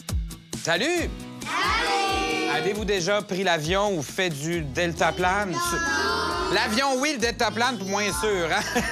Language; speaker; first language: French; native; French